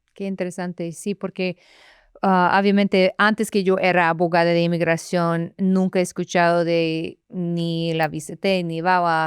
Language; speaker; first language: Spanish; non-native, fluent; English